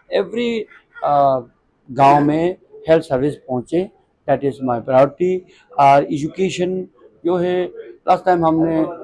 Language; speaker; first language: Hindi; non-native, local second language; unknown